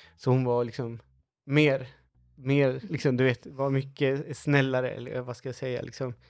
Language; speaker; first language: Swedish; non-native, fluent; Spanish